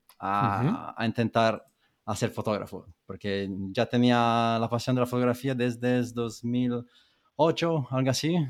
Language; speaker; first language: Spanish; non-native, fluent; Italian